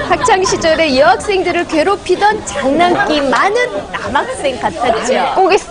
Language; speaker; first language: Korean; native; Korean